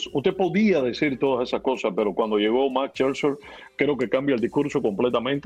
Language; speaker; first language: Spanish; native; Spanish